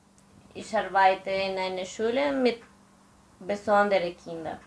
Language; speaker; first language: German; non-native, learner; Spanish